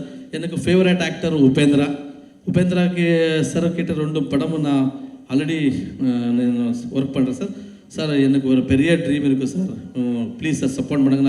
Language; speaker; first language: Tamil; non-native, learner; Kannada